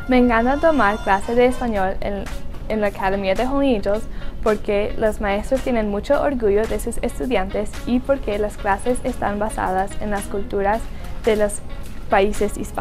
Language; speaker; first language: Spanish; non-native, learner; English